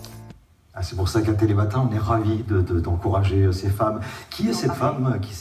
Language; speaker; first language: French; native; French